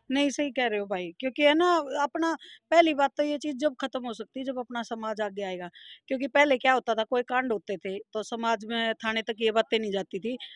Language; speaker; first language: Hindi; native; Hindi